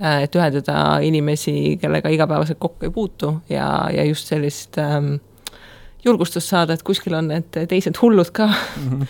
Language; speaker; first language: Estonian; native; Estonian